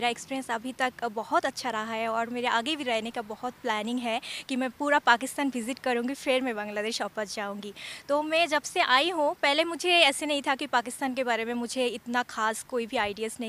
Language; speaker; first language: Hindi; non-native, fluent; Bangla